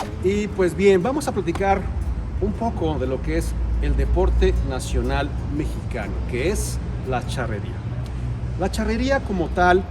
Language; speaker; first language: Spanish; native; Spanish